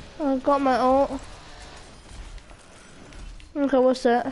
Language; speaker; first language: English; native; English